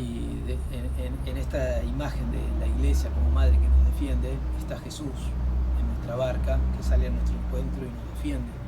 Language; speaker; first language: Spanish; native; Spanish